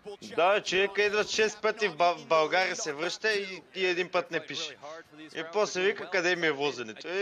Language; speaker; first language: Bulgarian; native; Bulgarian